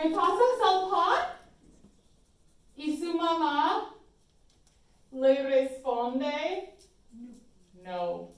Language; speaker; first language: Spanish; non-native, fluent; English